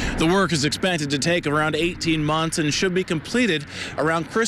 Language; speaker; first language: English; native; English